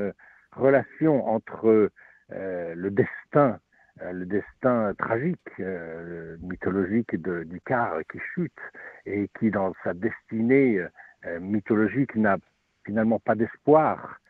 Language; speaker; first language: French; native; French